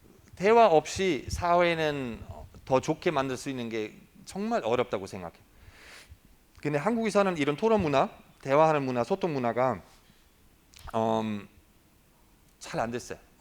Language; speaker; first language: Korean; non-native, fluent; German